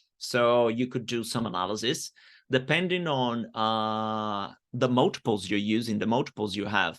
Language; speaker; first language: English; non-native, fluent; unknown